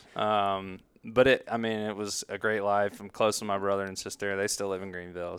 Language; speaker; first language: English; native; English